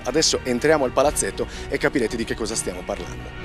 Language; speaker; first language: Italian; native; Italian